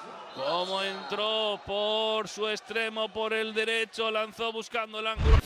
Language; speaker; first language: Spanish; native; Spanish